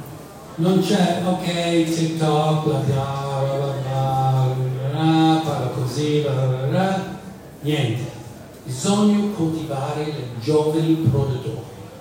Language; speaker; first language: Italian; non-native, fluent; English